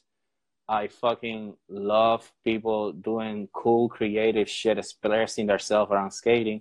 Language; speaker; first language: English; non-native, fluent; Spanish